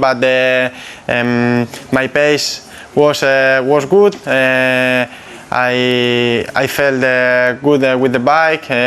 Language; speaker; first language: English; non-native, fluent; Spanish